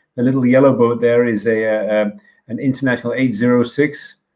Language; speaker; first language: English; non-native, fluent; Danish